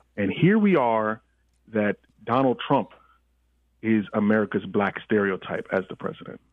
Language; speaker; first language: English; early bilingual, other home language; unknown